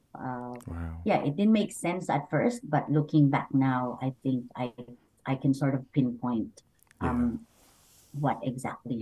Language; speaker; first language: English; non-native, local second language; Bikol